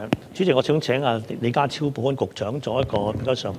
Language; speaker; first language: Chinese; non-native, local second language; Cantonese